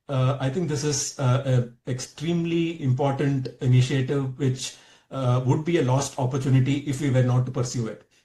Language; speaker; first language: English; non-native, local second language; Tamil